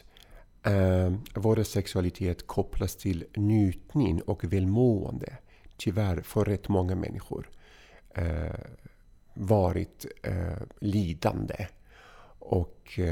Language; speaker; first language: Swedish; non-native, fluent; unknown